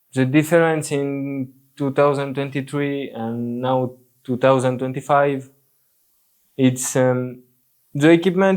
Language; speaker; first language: English; non-native, learner; French